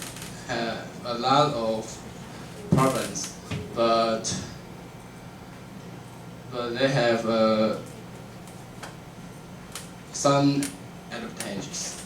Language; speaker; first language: English; non-native, learner; Chinese